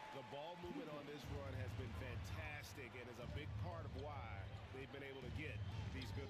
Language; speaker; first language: English; native; English